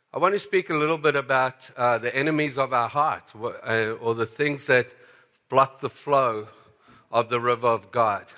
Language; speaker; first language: English; native; English